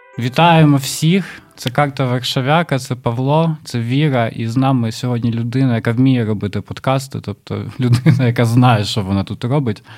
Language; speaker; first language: Ukrainian; non-native, local second language; Russian